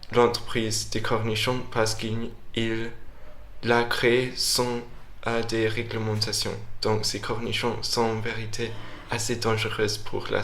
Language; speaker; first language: French; non-native, fluent; English